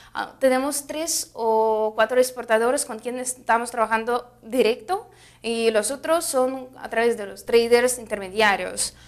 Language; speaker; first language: Spanish; non-native, fluent; Russian